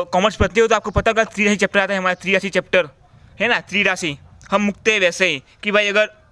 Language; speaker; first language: Hindi; non-native, local second language; Gujarati